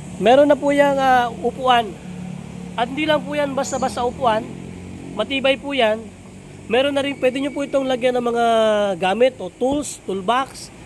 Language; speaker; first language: Filipino; non-native, local second language; Bikol